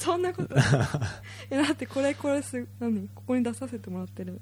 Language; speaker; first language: Japanese; early bilingual, heritage; Japanese